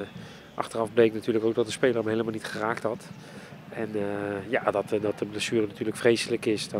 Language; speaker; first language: Dutch; native; Dutch